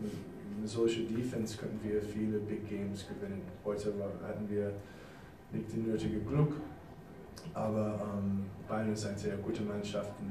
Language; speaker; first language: German; non-native, fluent; English